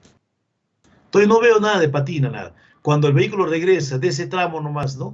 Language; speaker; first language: Spanish; native; Spanish